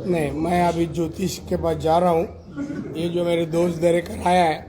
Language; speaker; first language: Hindi; non-native, local second language; Marathi